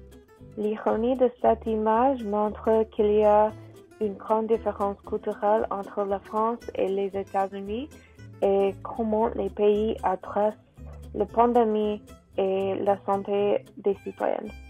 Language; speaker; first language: French; non-native, learner; English